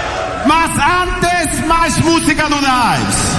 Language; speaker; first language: Portuguese; non-native, learner; Swedish